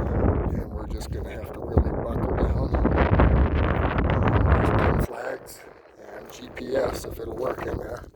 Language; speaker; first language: English; native; English